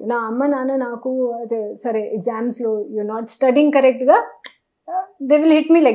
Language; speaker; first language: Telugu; non-native, learner; Hindi